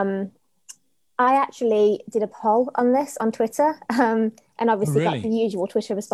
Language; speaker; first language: English; native; English